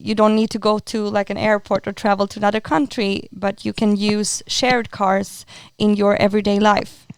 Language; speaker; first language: English; non-native, fluent; Swedish